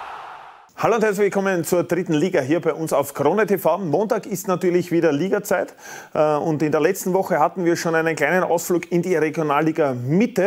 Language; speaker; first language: German; native; German